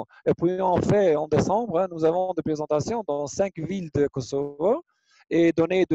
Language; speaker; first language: French; non-native, learner; Albanian